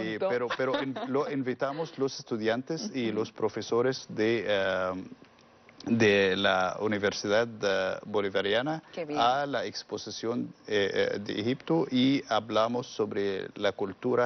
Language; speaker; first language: Spanish; non-native, learner; Arabic